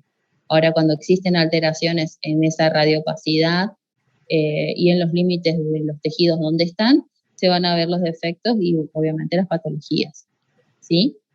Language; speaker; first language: Spanish; native; Spanish